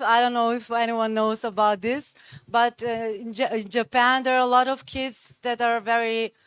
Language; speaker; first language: English; non-native, fluent; Macedonian